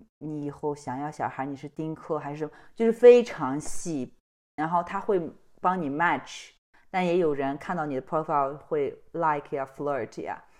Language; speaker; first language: Chinese; non-native, local second language; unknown